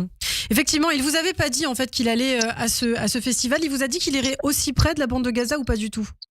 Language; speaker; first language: French; native; French